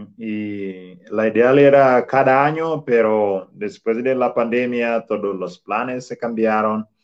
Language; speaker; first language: Spanish; non-native, fluent; Swahili